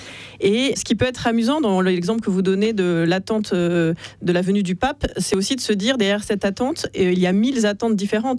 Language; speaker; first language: French; native; French